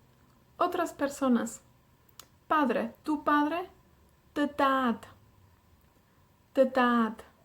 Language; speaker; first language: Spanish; non-native, fluent; Welsh